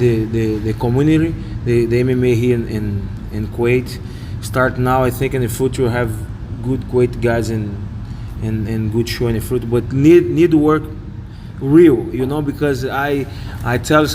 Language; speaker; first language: English; non-native, learner; Portuguese